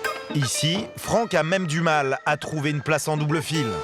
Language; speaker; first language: French; native; French